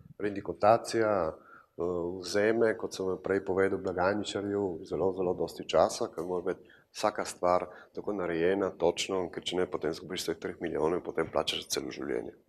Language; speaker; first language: Slovenian; native; Slovenian